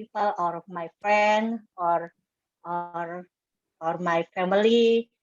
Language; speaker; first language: English; non-native, learner; Indonesian